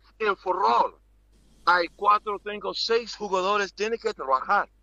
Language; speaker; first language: Spanish; non-native, learner; English